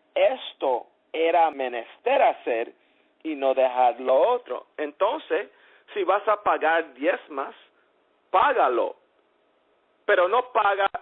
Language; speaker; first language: Spanish; early bilingual, heritage; English